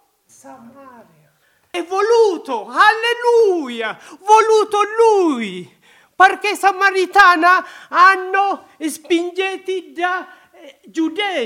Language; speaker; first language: Italian; non-native, learner; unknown